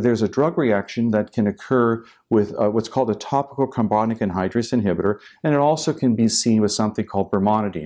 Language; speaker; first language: English; native; English